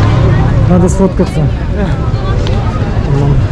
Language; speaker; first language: Russian; non-native, local second language; Tatar